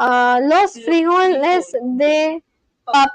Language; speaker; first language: Spanish; non-native, learner; English